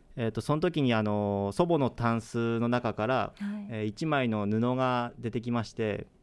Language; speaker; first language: Japanese; native; Japanese